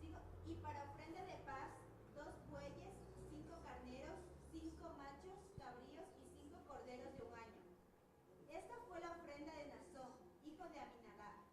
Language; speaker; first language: Spanish; native; Spanish